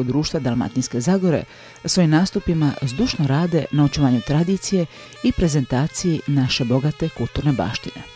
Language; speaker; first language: Croatian; native; Croatian